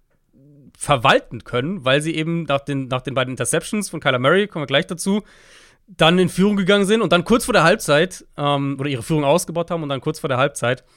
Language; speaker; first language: German; native; German